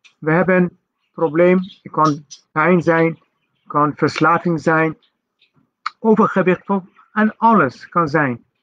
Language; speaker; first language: Dutch; non-native, fluent; Persian